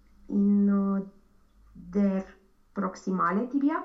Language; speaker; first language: German; non-native, learner; Romanian